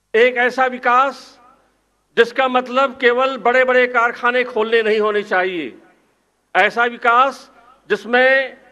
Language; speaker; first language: Hindi; native; Hindi